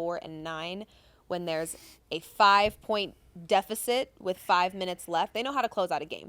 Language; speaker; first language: English; native; English